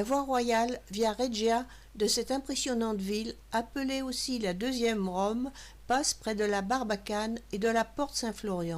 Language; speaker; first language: French; native; French